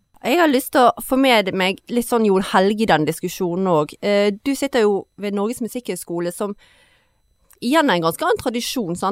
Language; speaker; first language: Norwegian; native; Norwegian